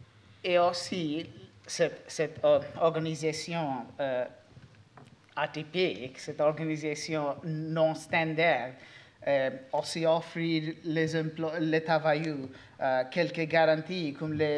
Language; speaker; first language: French; non-native, learner; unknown